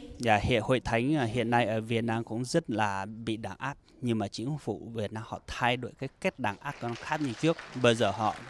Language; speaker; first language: Vietnamese; non-native, local second language; Hmong